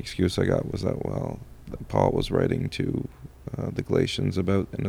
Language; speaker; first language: English; native; English